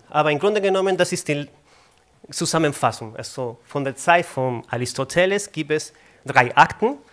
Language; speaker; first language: German; non-native, fluent; Spanish